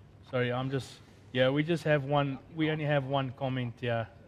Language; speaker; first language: English; non-native, local second language; Afrikaans